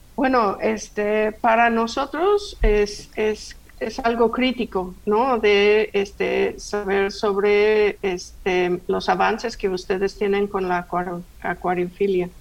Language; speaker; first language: Spanish; non-native, fluent; English